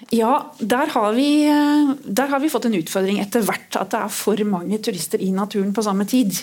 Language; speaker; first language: Norwegian; native; Norwegian